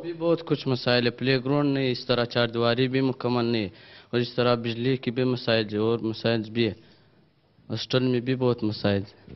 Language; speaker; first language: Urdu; non-native, local second language; Pashto